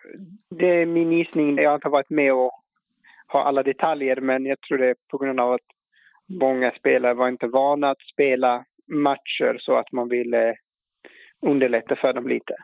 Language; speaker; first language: Swedish; non-native, fluent; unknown